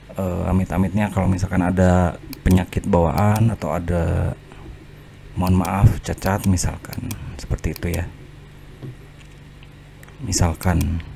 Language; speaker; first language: Indonesian; native; Indonesian